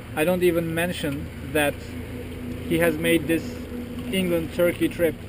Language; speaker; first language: English; non-native, fluent; Turkish